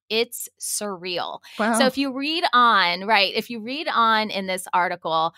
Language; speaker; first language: English; native; English